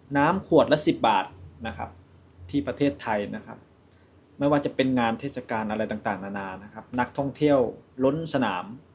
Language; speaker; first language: Thai; native; Thai